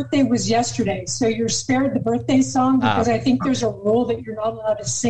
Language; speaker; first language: English; native; English